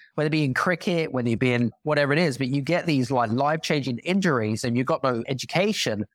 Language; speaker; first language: English; native; English